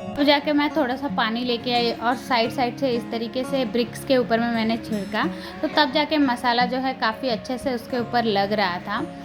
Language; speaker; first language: Hindi; non-native, local second language; Telugu